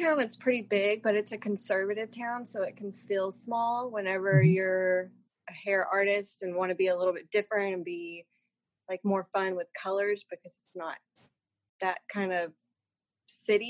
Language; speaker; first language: English; native; English